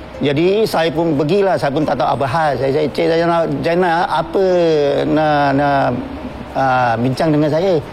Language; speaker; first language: Malay; non-native, local second language; Chinese